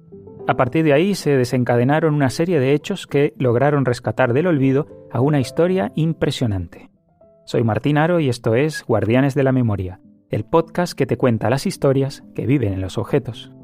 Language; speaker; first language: Spanish; native; Spanish